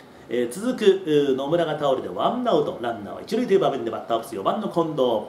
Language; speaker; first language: Japanese; native; Japanese